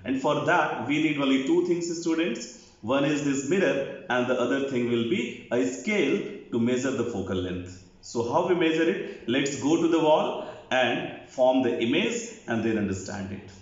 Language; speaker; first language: English; non-native, local second language; Hindi